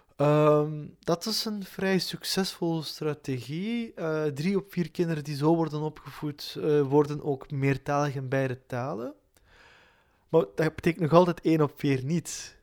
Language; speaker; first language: Dutch; early bilingual, other home language; Turkish